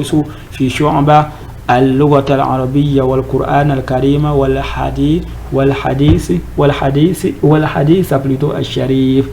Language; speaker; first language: Arabic; non-native, fluent; French